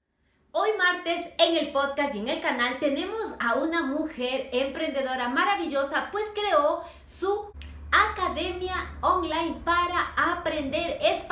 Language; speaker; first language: Spanish; native; Spanish